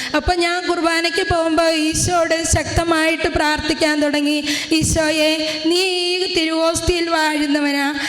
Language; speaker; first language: Malayalam; native; Malayalam